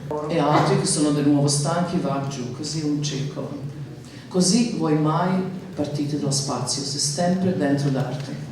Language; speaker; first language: Italian; non-native, learner; Serbian